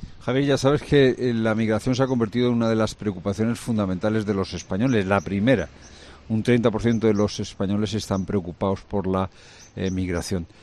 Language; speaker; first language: Spanish; native; Spanish